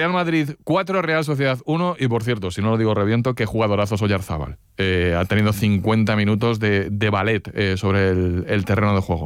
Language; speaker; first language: Spanish; native; Spanish